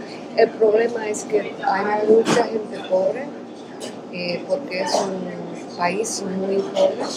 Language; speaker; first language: Spanish; early bilingual, other home language; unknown